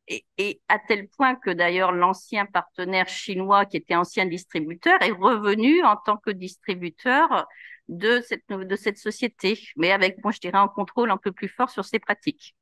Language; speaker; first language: French; native; French